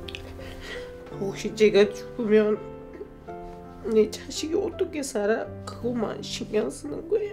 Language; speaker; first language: Korean; non-native, learner; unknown